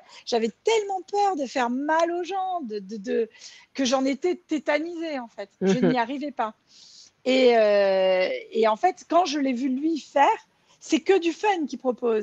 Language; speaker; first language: French; native; French